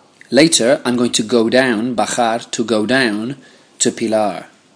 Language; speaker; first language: English; native; English